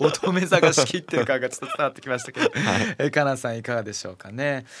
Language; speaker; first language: Japanese; native; Japanese